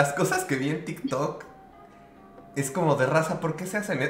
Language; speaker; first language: Spanish; native; Spanish